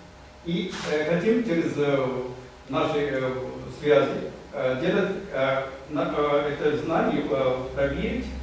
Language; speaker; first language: Russian; non-native, learner; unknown